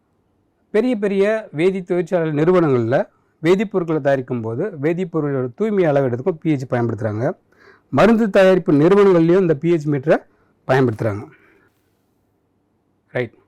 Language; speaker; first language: Tamil; native; Tamil